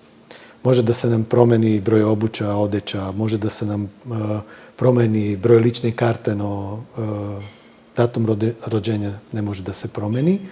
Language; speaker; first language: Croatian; non-native, fluent; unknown